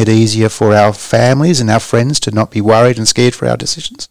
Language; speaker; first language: English; native; English